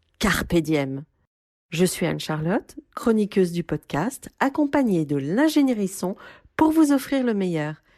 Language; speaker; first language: French; native; French